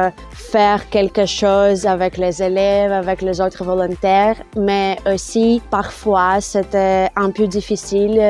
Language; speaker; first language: French; non-native, learner; Russian